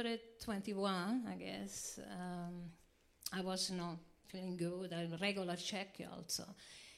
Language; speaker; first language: English; non-native, learner; Italian